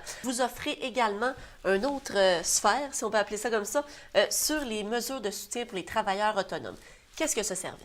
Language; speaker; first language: French; native; French